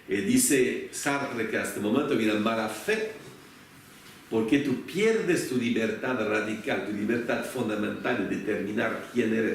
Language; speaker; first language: Spanish; non-native, fluent; French